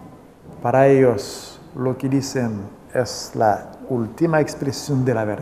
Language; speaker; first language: Spanish; non-native, local second language; Haitian Creole